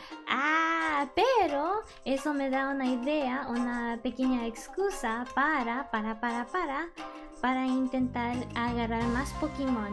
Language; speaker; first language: Spanish; early bilingual, heritage; English